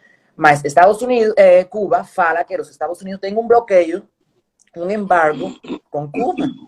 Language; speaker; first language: Portuguese; non-native, fluent; Spanish